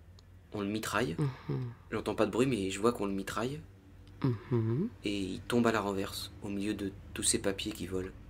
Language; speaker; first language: French; native; French